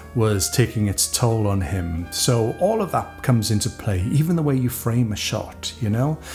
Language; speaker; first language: English; native; English